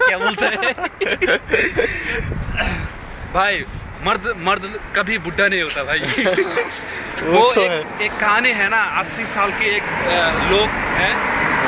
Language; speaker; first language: Hindi; non-native, fluent; Bangla